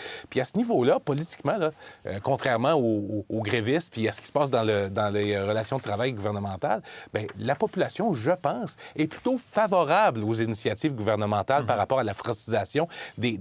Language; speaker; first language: French; native; French